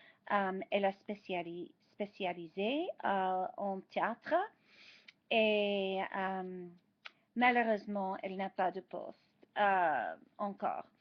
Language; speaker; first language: French; non-native, fluent; English